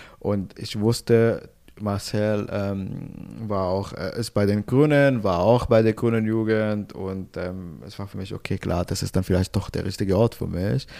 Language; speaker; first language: German; non-native, fluent; Arabic